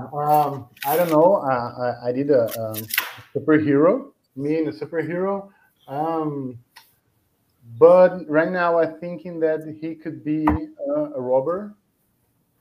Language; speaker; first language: English; non-native, fluent; Portuguese